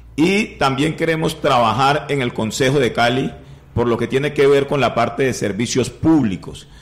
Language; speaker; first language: Spanish; native; Spanish